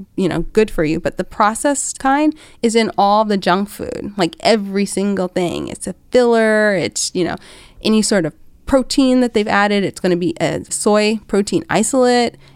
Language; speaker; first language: English; native; English